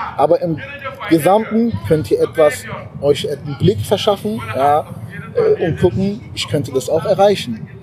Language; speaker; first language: German; early bilingual, other home language; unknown